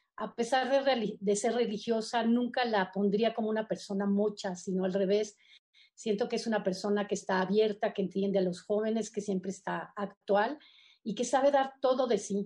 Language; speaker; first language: Spanish; native; Spanish